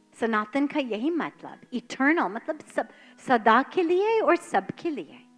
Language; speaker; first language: Hindi; non-native, fluent; English